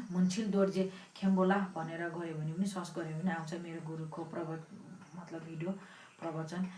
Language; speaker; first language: Nepali; non-native, local second language; Eastern Tamang